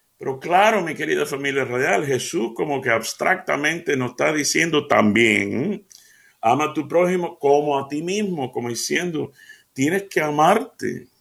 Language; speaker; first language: Spanish; early bilingual, heritage; Spanish